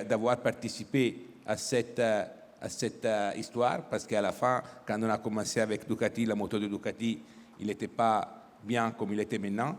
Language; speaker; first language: French; non-native, fluent; Italian